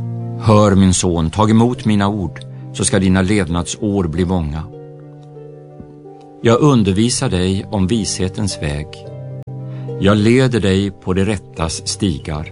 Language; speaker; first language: Swedish; native; Swedish